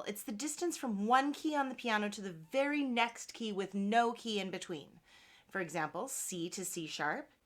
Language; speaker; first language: English; native; English